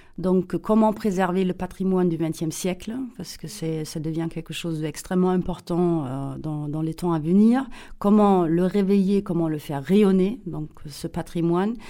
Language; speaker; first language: French; non-native, fluent; German